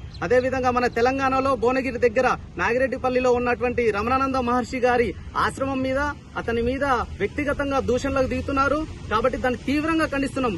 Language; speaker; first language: Telugu; native; Telugu